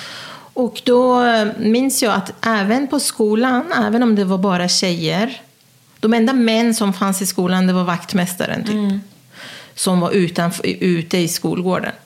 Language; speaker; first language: Swedish; non-native, fluent; Persian